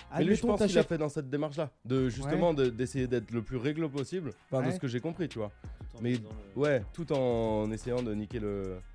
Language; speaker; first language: French; native; French